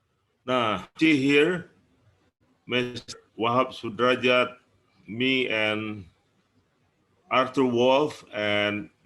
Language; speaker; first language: English; non-native, learner; Indonesian